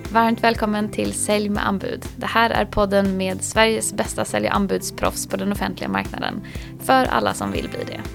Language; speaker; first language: Swedish; native; Swedish